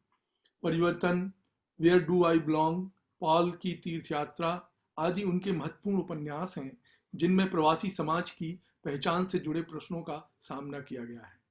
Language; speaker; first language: Hindi; native; Hindi